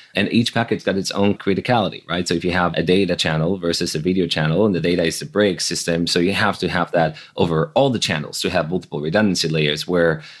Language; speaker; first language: English; non-native, fluent; Hebrew